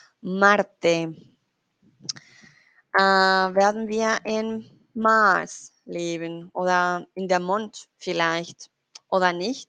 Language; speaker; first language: German; non-native, learner; Spanish